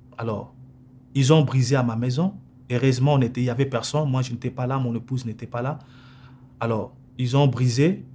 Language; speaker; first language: French; non-native, local second language; Lingala